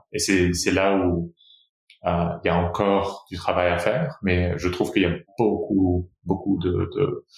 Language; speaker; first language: French; non-native, fluent; Portuguese